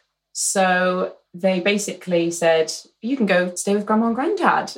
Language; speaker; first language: English; native; English